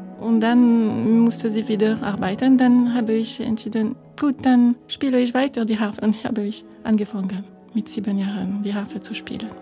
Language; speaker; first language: German; non-native, fluent; French